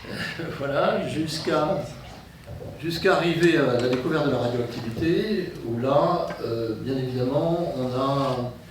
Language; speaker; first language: French; native; French